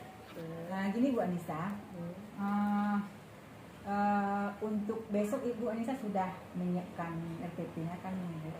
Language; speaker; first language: Indonesian; native; Indonesian